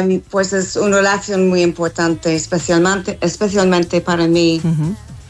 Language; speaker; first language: Spanish; non-native, fluent; English